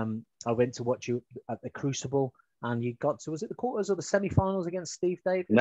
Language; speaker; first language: English; native; English